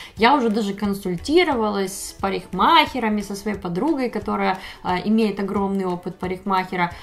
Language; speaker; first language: Russian; native; Russian